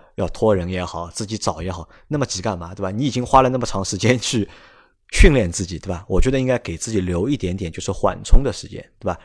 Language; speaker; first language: Chinese; non-native, local second language; Wu Chinese